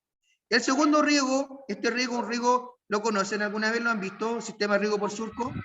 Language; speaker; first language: Spanish; native; Spanish